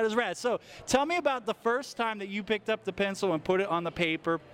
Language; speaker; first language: English; native; English